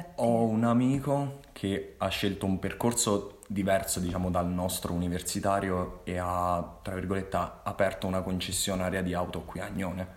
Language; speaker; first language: Italian; native; Italian